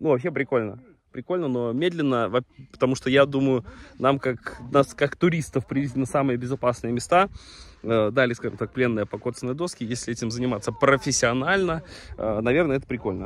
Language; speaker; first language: Russian; native; Russian